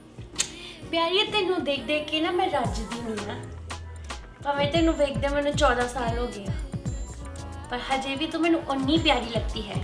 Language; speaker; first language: Hindi; native; Hindi